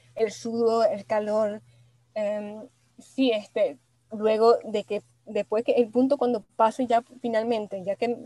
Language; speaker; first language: Spanish; native; Spanish